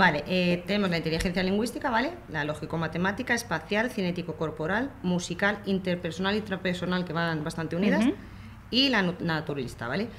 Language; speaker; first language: Spanish; native; Spanish